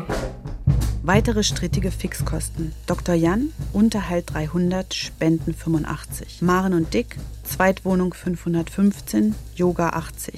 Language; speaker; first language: German; native; German